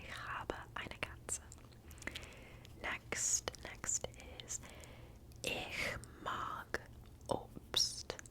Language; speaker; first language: German; non-native, learner; English